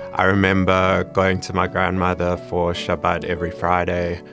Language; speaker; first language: English; native; English